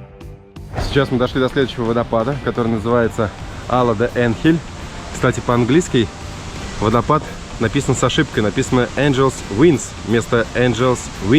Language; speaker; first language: Russian; native; Russian